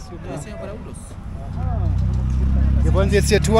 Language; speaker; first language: German; native; German